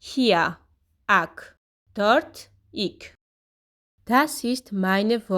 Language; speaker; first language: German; non-native, fluent; Georgian